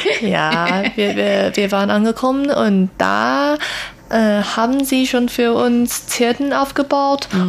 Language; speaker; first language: German; non-native, learner; Chinese